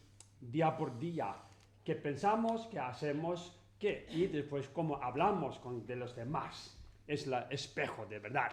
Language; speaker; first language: Spanish; non-native, learner; Tibetan